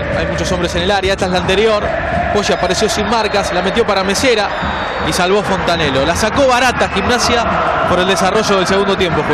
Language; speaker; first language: Spanish; native; Spanish